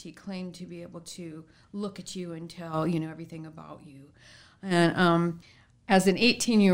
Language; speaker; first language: English; native; English